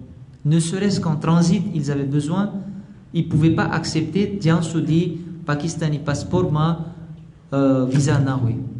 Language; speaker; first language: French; non-native, local second language; Gujarati